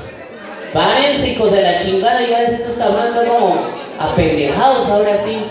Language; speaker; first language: Spanish; native; Spanish